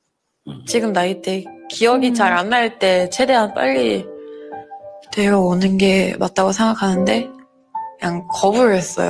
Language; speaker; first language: Korean; non-native, fluent; French